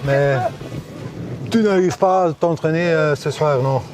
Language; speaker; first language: French; non-native, local second language; Dutch